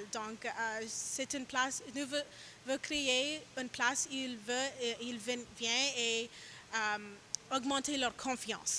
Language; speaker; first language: French; non-native, learner; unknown